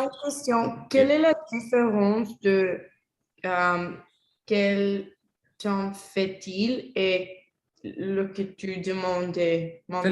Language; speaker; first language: French; non-native, learner; Spanish